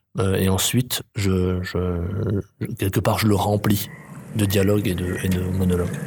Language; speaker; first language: French; native; French